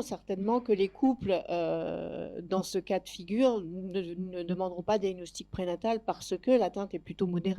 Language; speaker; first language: French; native; French